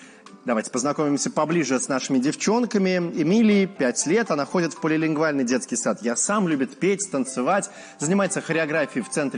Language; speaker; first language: Russian; native; Russian